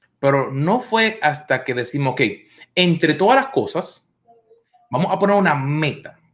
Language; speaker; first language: Spanish; native; Spanish